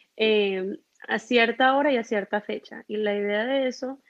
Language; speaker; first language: Spanish; early bilingual, heritage; Spanish